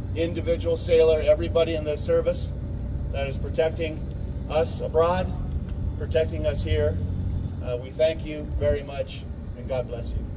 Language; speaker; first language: English; native; English